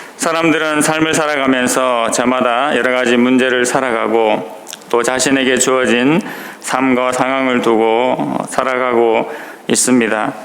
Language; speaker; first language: Korean; native; Korean